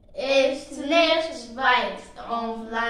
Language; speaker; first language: German; non-native, learner; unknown